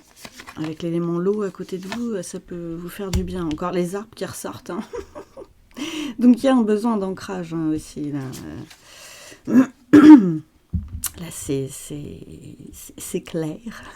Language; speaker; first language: French; native; French